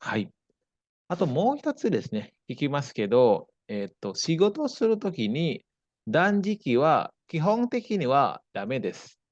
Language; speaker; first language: Japanese; non-native, fluent; Indonesian